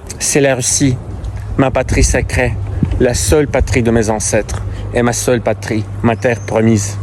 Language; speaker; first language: French; non-native, fluent; Russian